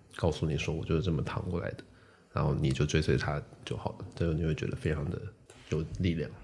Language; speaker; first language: Chinese; non-native, local second language; Min Nan Chinese